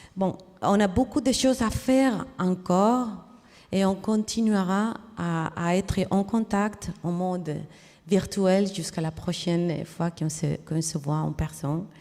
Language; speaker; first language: French; non-native, fluent; Spanish